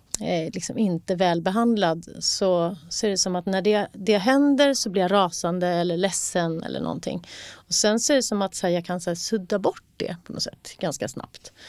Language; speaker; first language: Swedish; native; Swedish